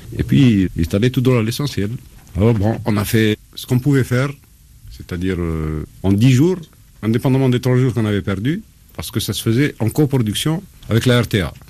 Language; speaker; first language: French; non-native, local second language; Arabic